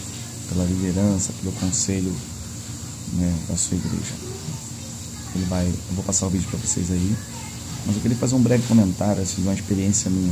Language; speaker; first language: Portuguese; native; Portuguese